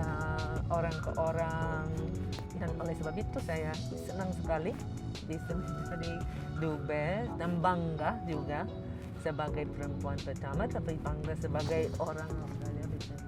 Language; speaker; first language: Indonesian; non-native, fluent; English